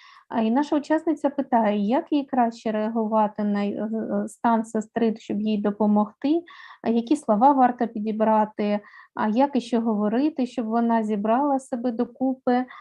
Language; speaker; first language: Ukrainian; native; Ukrainian